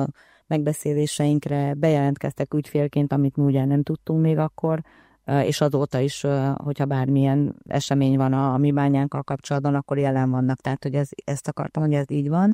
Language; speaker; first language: Hungarian; native; Hungarian